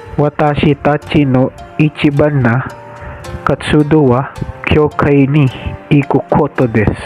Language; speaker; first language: Japanese; non-native, learner; Filipino